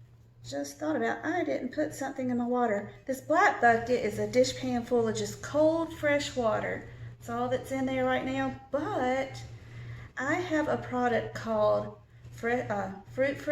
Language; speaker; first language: English; native; English